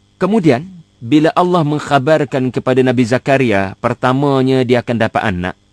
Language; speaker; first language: Malay; native; Malay